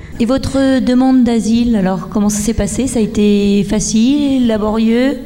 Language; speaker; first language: French; native; French